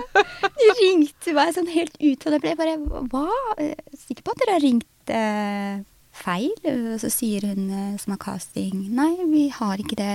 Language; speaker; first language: Norwegian; early bilingual, other home language; Somali